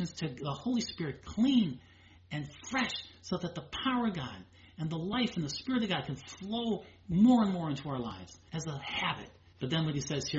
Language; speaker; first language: English; native; English